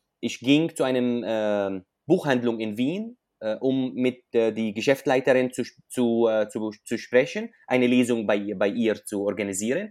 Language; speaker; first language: German; non-native, fluent; Arabic